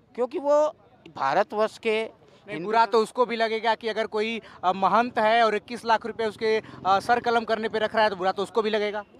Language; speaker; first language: Hindi; native; Hindi